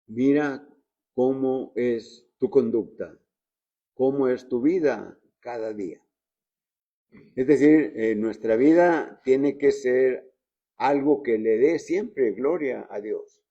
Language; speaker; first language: Spanish; native; Spanish